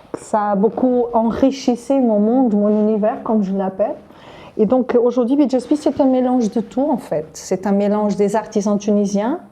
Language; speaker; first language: French; non-native, fluent; Portuguese